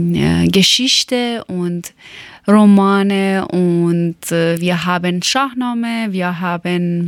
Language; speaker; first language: German; non-native, learner; Persian